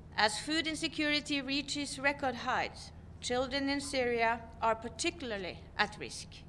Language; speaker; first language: English; non-native, fluent; Norwegian